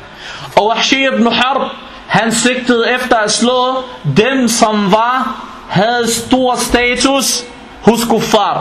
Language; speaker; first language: Danish; non-native, fluent; Arabic